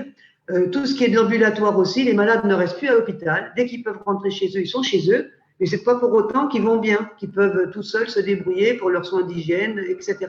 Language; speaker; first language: French; native; French